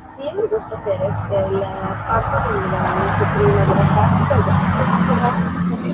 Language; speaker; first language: Italian; native; Italian